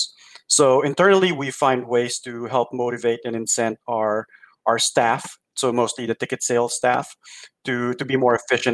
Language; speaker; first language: English; non-native, local second language; Filipino